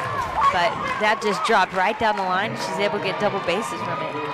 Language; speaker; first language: English; native; English